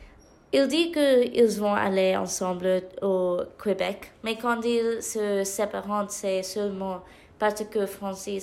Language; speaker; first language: French; non-native, learner; English